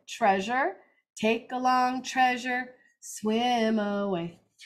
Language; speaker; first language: English; native; English